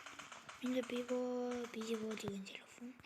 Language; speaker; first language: Turkish; non-native, learner; Kazakh